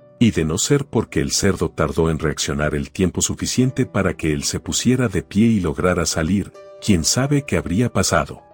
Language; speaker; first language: Spanish; native; Spanish